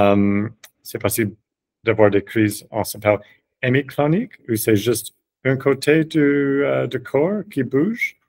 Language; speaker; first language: French; non-native, fluent; English